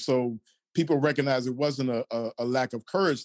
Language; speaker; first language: English; native; English